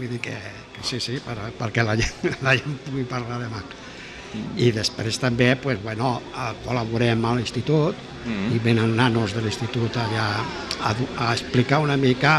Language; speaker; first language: Catalan; non-native, local second language; Spanish